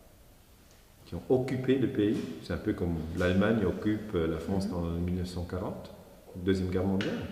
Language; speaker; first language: French; non-native, local second language; German